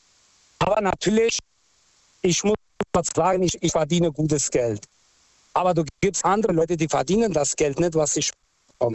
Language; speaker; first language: German; non-native, local second language; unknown